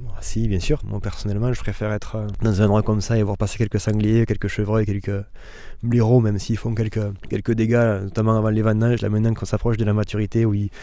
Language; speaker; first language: French; native; French